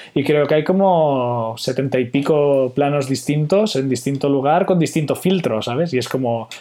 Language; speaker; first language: Spanish; non-native, local second language; Catalan